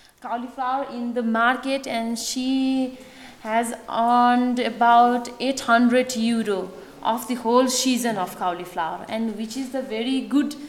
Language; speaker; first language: English; non-native, fluent; Nepali